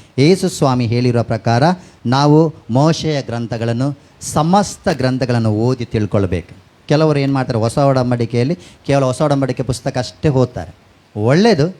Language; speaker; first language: Kannada; non-native, local second language; Tulu